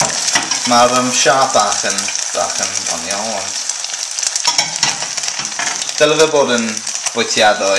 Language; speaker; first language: Welsh; non-native, local second language; English